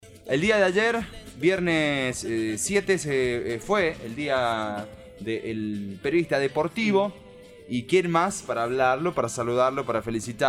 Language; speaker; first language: Spanish; native; Spanish